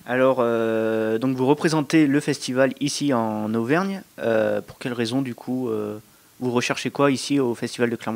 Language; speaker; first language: French; native; French